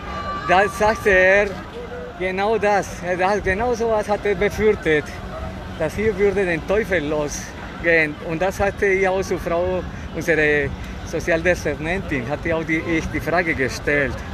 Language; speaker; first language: German; non-native, fluent; Spanish